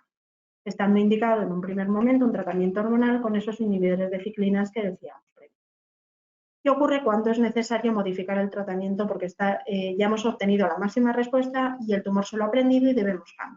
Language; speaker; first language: Spanish; native; Spanish